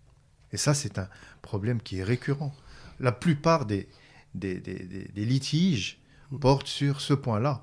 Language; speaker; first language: French; non-native, local second language; Arabic